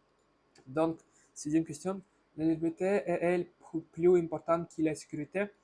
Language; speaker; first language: French; non-native, learner; Russian